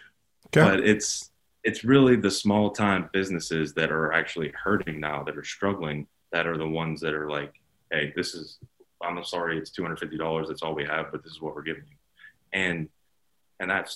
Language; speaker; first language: English; native; English